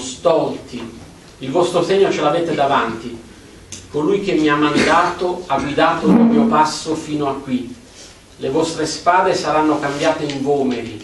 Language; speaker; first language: Italian; native; Italian